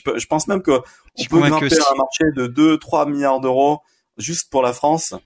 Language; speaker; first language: French; native; French